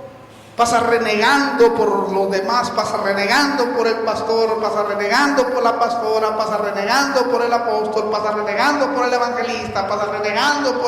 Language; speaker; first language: Spanish; native; Spanish